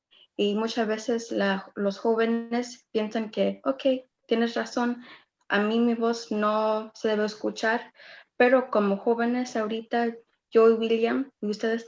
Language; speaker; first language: Spanish; early bilingual, other home language; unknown